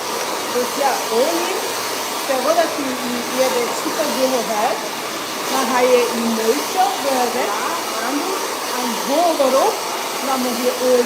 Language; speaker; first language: Dutch; non-native, learner; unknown